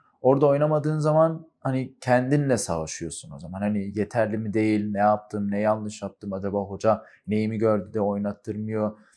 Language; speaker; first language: Turkish; early bilingual, heritage; Turkish